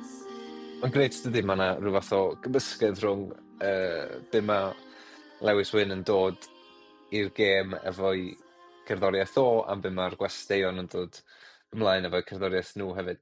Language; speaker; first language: Welsh; native; Welsh